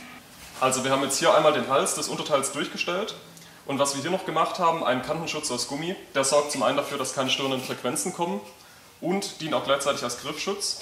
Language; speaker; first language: German; native; German